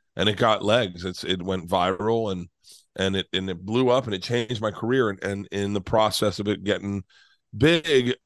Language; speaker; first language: English; native; English